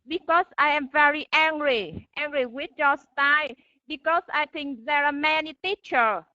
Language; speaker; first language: English; non-native, learner; Vietnamese